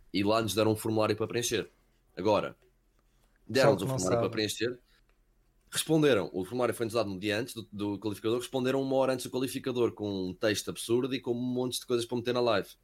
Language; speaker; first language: Portuguese; early bilingual, heritage; Portuguese